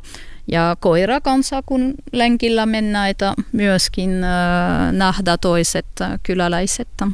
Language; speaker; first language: Finnish; non-native, learner; French